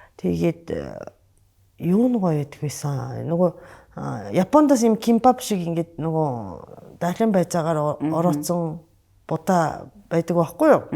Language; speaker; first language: Mongolian; non-native, fluent; Japanese